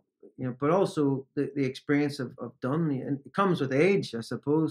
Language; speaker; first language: English; native; English